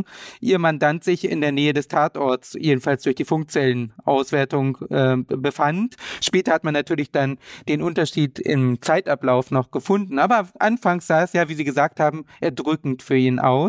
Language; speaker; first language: German; native; German